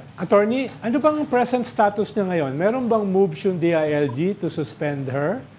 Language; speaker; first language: Filipino; native; Filipino